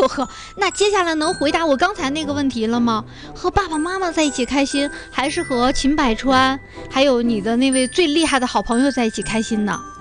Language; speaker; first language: Chinese; native; Chinese